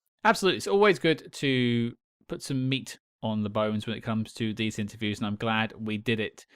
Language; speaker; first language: English; native; English